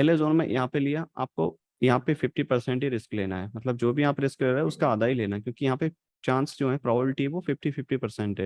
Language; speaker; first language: Hindi; native; Hindi